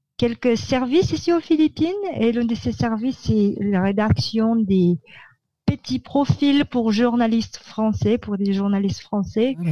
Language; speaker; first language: French; non-native, fluent; Filipino